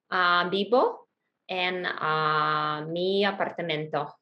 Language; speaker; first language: Spanish; non-native, learner; Russian